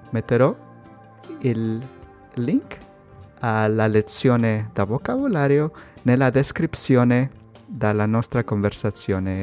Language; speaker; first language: Italian; non-native, learner; Spanish